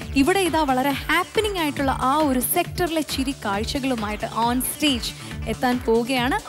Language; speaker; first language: Malayalam; native; Malayalam